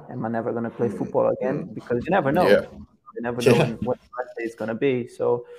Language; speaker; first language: English; non-native, fluent; Portuguese